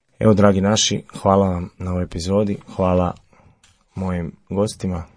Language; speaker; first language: Croatian; native; Croatian